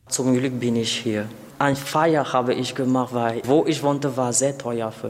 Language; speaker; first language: German; non-native, learner; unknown